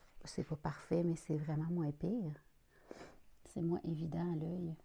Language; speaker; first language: French; native; French